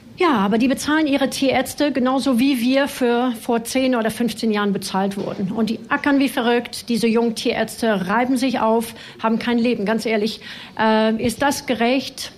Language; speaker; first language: German; non-native, fluent; French